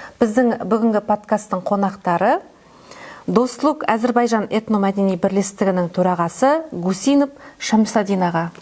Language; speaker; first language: Kazakh; native; Kazakh